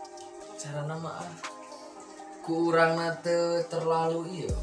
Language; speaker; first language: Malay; non-native, local second language; Sundanese